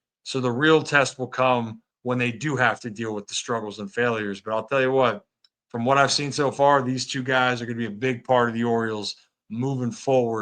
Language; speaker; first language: English; native; English